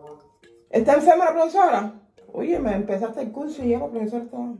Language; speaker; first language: Spanish; native; Spanish